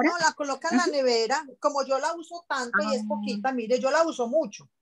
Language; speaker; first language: Spanish; native; Spanish